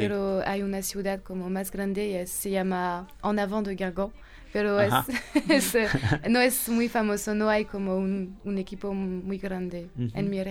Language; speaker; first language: Spanish; non-native, learner; French